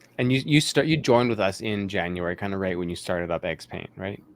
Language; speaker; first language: English; native; English